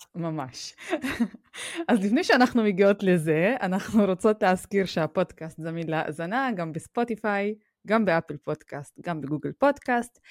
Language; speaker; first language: Hebrew; non-native, local second language; Arabic